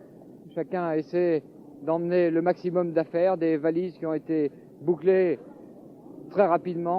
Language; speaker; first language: French; native; French